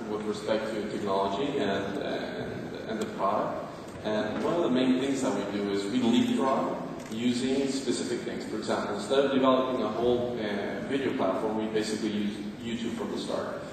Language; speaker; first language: English; non-native, fluent; Spanish